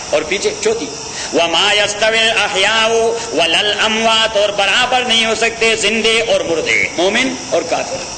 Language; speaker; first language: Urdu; non-native, local second language; Pashto